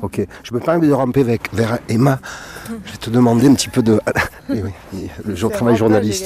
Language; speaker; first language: French; native; French